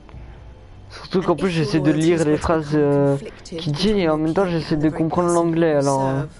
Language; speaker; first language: French; native; French